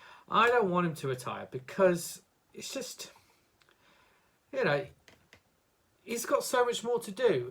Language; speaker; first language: English; native; English